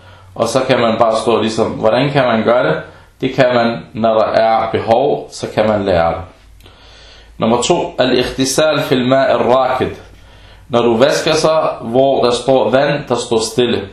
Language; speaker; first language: Danish; early bilingual, other home language; Arabic